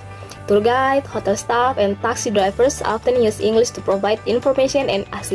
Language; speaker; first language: English; non-native, learner; Indonesian